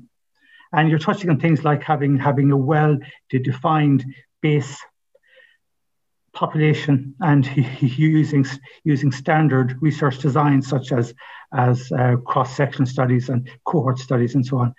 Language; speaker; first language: English; native; English